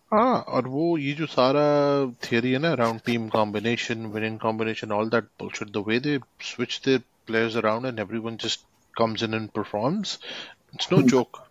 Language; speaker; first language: English; non-native, local second language; Hindi